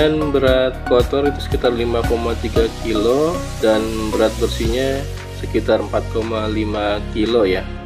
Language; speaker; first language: Indonesian; native; Indonesian